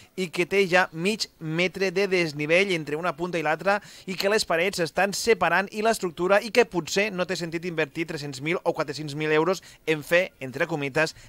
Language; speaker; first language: Catalan; non-native, local second language; Spanish